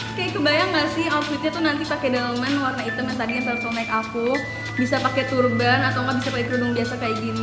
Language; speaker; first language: Indonesian; native; Indonesian